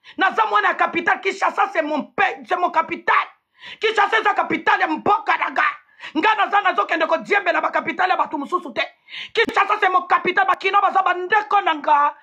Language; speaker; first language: Lingala; non-native, local second language; Swahili